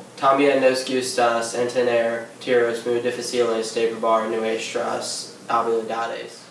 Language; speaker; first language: Spanish; non-native, learner; English